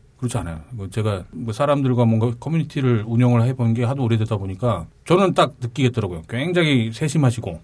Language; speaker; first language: Korean; native; Korean